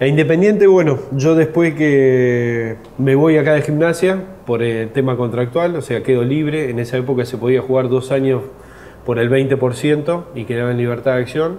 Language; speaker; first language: Spanish; native; Spanish